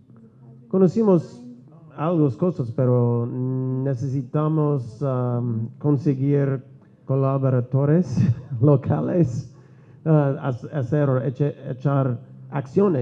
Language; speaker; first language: Spanish; non-native, learner; English